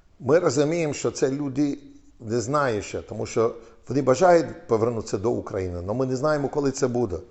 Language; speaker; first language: Ukrainian; non-native, learner; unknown